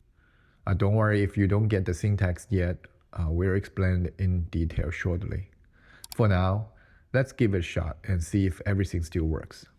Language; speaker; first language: English; non-native, fluent; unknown